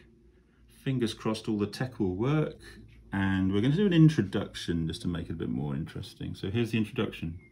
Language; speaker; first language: English; native; English